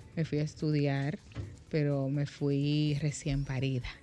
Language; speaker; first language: Spanish; native; Spanish